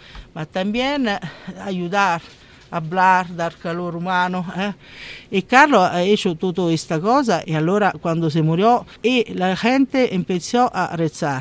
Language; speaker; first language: Spanish; non-native, learner; Italian